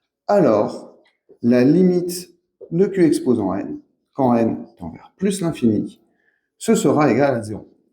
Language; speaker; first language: French; native; French